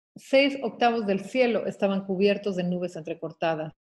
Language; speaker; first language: Spanish; early bilingual, heritage; Spanish